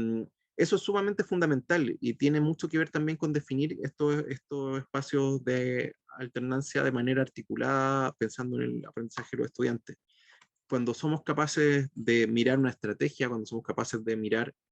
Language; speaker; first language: Spanish; native; Spanish